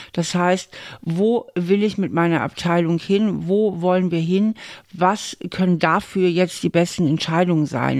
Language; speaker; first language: German; native; German